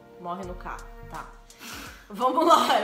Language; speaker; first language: Portuguese; native; Portuguese